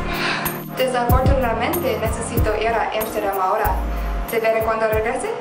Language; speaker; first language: Spanish; non-native, learner; English